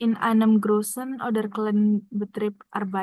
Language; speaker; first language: German; non-native, learner; Indonesian